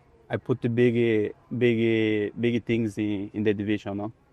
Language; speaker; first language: English; non-native, learner; Portuguese